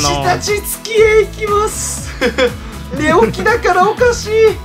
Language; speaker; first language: Japanese; native; Japanese